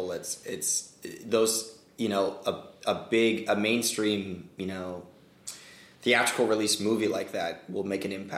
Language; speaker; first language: English; native; English